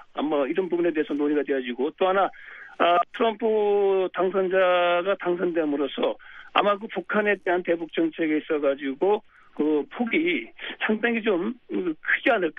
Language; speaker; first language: Korean; native; Korean